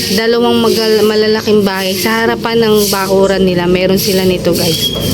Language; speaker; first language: Filipino; native; Filipino